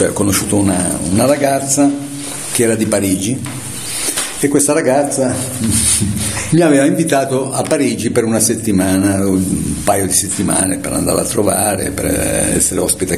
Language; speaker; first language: Italian; native; Italian